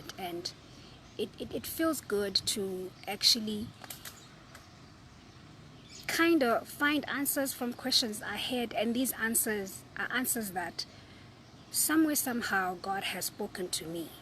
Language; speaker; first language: English; non-native, local second language; Zulu